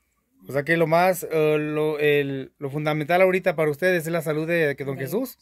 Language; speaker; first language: Spanish; native; Spanish